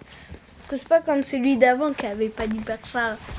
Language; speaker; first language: French; native; French